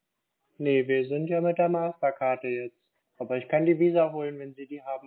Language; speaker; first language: German; native; German